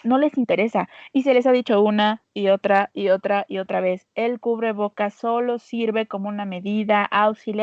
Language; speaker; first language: Spanish; native; Spanish